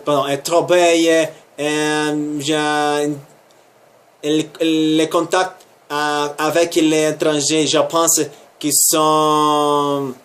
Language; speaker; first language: French; non-native, learner; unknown